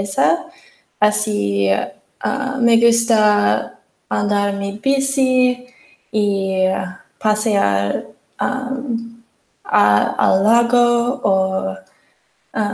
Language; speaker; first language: Spanish; non-native, learner; English